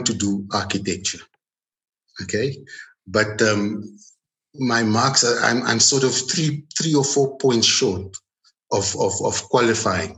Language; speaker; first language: English; non-native, local second language; Afrikaans